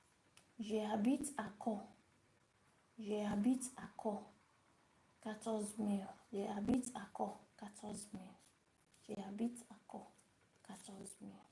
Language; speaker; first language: French; non-native, learner; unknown